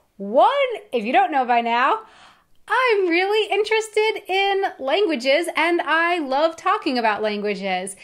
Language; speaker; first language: English; native; English